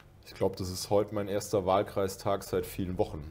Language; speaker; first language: German; native; German